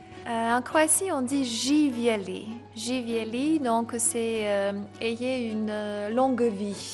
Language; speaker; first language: French; non-native, fluent; Croatian